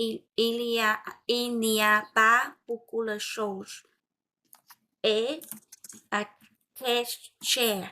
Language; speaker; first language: French; non-native, learner; Vietnamese